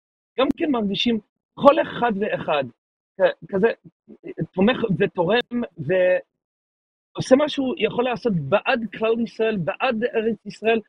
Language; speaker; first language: Hebrew; non-native, fluent; English